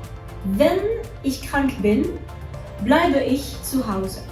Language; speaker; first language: German; non-native, fluent; French